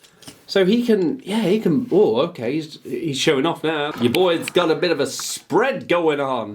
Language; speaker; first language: English; native; English